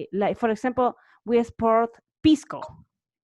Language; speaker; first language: English; non-native, learner; Spanish